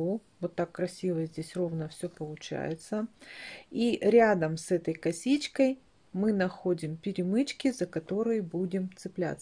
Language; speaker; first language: Russian; native; Russian